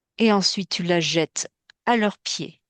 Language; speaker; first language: French; native; French